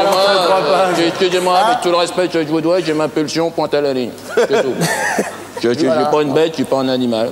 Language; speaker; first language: French; native; French